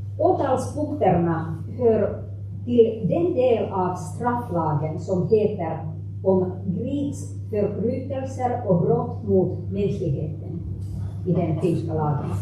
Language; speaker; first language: Swedish; non-native, local second language; Finnish